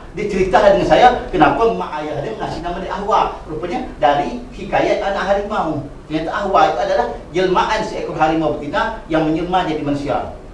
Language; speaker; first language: Malay; native; Malay